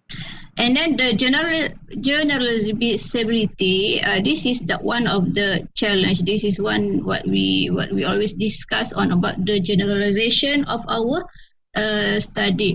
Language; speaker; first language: English; non-native, fluent; Malay